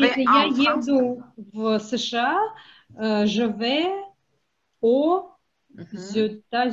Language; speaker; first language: French; non-native, learner; Russian